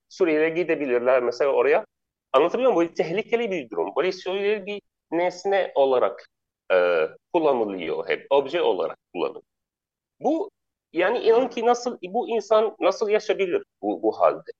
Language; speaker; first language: Turkish; non-native, learner; Arabic